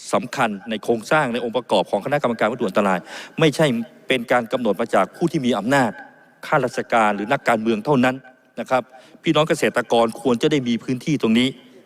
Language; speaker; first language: Thai; native; Thai